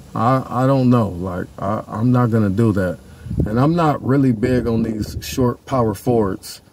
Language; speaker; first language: English; native; English